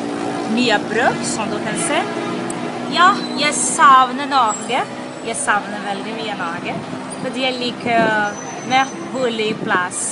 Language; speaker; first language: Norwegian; non-native, learner; Portuguese